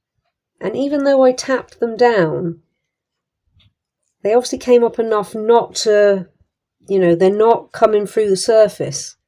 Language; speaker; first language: English; native; English